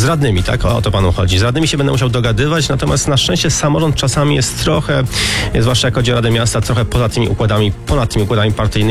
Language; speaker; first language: Polish; native; Polish